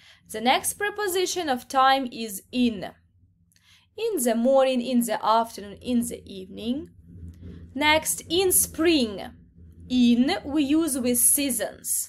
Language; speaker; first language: English; non-native, fluent; Ukrainian